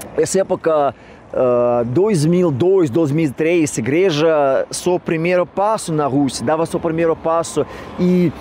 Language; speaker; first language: Portuguese; non-native, learner; Russian